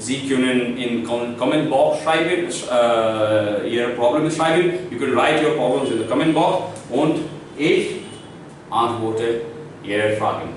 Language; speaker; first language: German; non-native, learner; Hindi